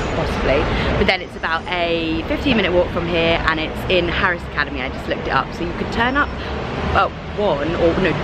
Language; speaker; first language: English; native; English